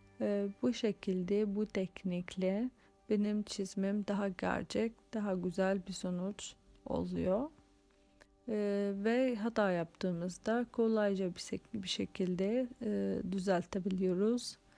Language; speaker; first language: Turkish; non-native, fluent; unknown